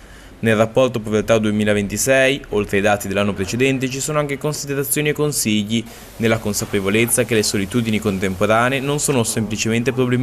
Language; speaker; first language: Italian; native; Italian